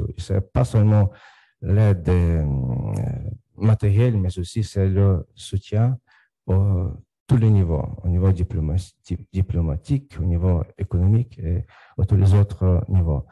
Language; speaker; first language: French; non-native, fluent; Ukrainian